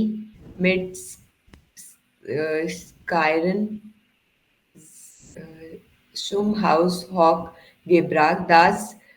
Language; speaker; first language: German; non-native, learner; Hindi